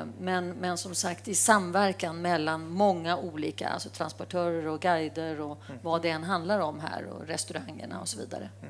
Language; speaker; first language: Swedish; native; Swedish